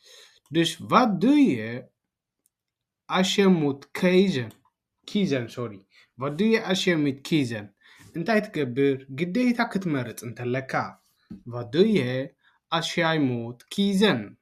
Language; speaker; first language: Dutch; non-native, learner; Tigrinya